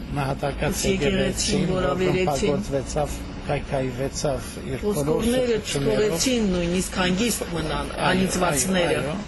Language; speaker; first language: Armenian; early bilingual, heritage; Armenian